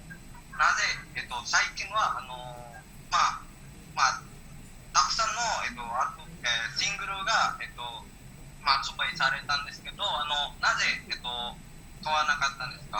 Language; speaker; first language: Japanese; non-native, learner; Indonesian